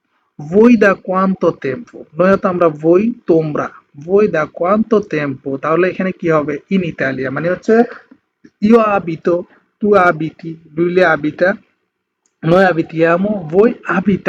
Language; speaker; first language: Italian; non-native, fluent; Bangla